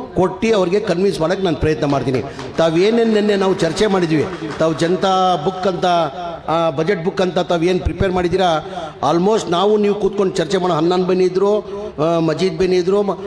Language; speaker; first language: Kannada; non-native, local second language; Urdu